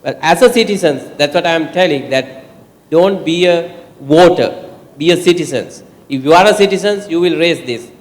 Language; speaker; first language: English; non-native, local second language; Sinhala